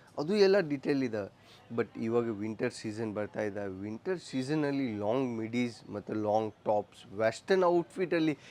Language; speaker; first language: Kannada; non-native, local second language; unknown